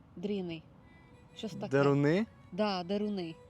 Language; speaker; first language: Ukrainian; non-native, learner; Czech